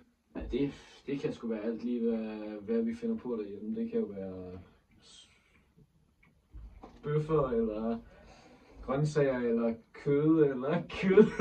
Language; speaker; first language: Danish; native; Danish